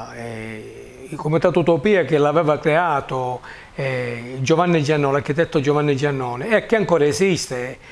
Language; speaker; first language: Italian; native; Italian